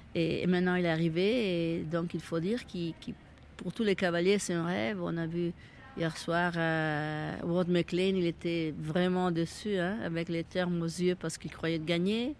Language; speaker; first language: French; non-native, fluent; Italian